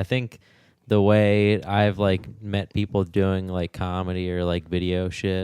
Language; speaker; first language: English; native; English